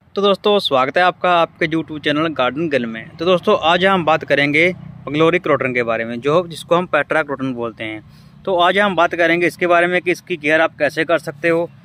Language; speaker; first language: Hindi; non-native, local second language; Punjabi